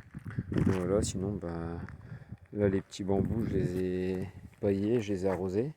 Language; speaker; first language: French; native; French